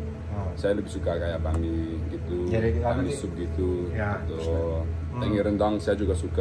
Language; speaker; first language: Indonesian; early bilingual, heritage; Dutch